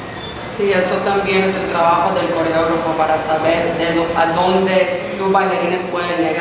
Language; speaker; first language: Spanish; non-native, fluent; English